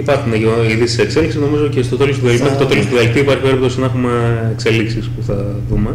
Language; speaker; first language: Greek; native; Greek